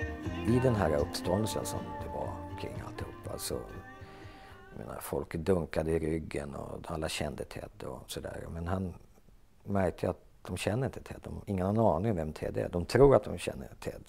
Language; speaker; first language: Swedish; native; Swedish